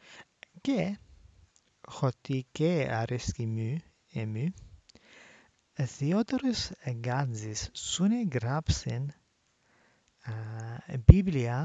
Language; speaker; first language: Greek; non-native, learner; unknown